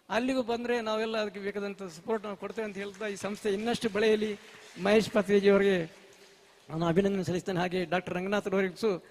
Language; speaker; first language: Kannada; native; Kannada